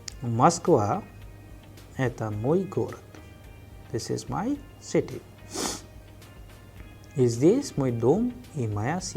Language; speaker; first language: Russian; non-native, fluent; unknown